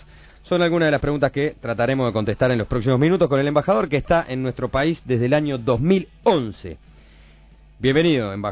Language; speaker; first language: Spanish; native; Spanish